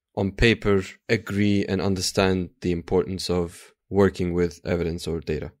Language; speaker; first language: English; non-native, fluent; Turkish